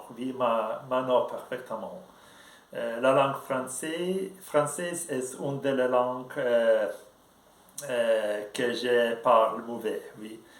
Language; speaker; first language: French; non-native, learner; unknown